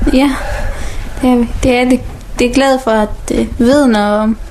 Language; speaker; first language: Danish; non-native, learner; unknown